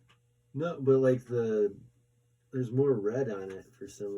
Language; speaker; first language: English; native; English